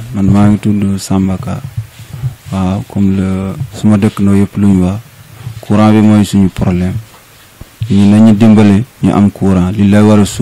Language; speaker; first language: Wolof; non-native, local second language; Fula